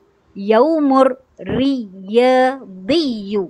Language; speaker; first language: Arabic; non-native, fluent; Malay